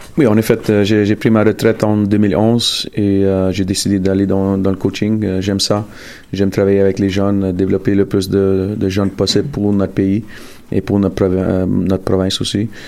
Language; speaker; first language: French; early bilingual, other home language; Italian